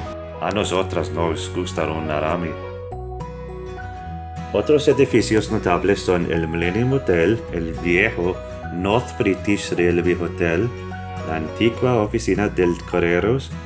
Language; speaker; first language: Spanish; non-native, fluent; English